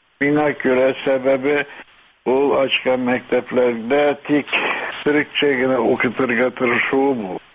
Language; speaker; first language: Tatar; early bilingual, heritage; Tatar